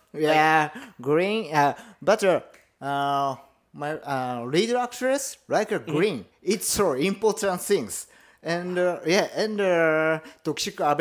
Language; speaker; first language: English; non-native, learner; Japanese